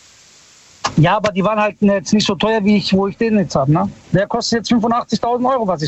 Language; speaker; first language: German; early bilingual, other home language; Italian